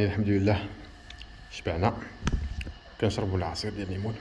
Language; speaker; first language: Arabic; native; Arabic